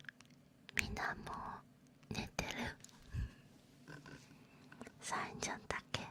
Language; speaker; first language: Japanese; non-native, learner; Chinese